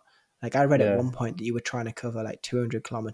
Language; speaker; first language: English; native; English